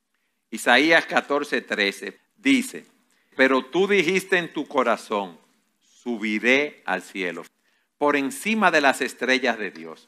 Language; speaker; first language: Spanish; native; Spanish